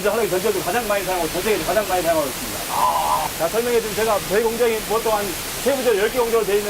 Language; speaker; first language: Korean; native; Korean